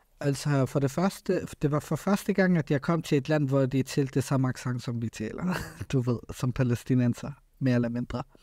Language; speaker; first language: Danish; early bilingual, other home language; Arabic